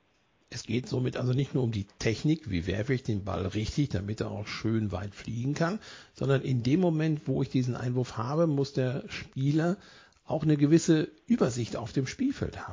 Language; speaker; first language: German; native; German